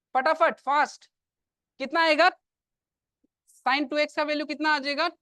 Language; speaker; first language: Hindi; non-native, local second language; Assamese